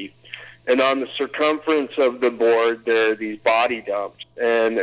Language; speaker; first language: English; native; English